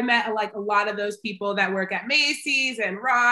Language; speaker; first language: English; native; English